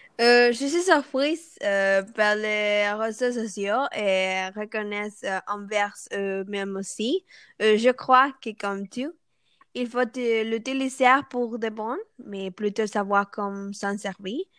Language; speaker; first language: French; non-native, learner; Spanish